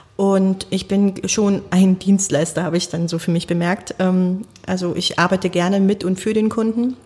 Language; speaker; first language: German; native; German